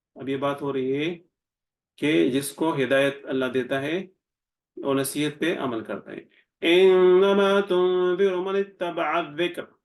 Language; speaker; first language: Urdu; non-native, local second language; Pashto